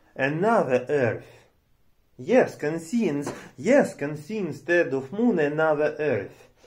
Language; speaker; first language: English; non-native, learner; Romanian